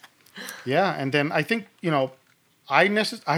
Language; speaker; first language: English; native; English